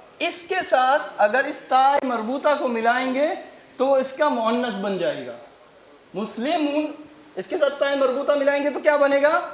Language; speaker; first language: Urdu; native; Urdu